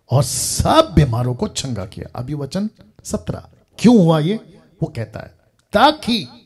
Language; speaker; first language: Hindi; native; Hindi